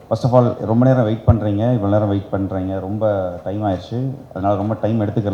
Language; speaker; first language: Tamil; native; Tamil